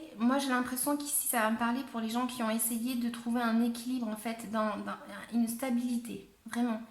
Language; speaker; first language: French; non-native, fluent; Spanish